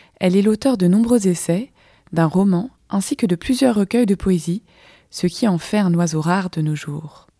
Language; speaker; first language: French; native; French